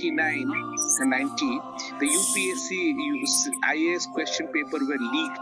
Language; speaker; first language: English; non-native, local second language; Bangla